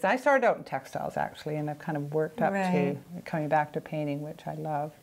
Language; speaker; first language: English; native; English